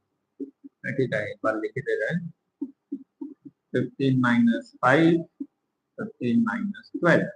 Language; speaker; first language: Hindi; native; Hindi